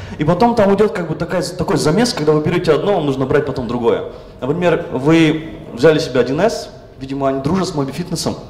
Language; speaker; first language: Russian; native; Russian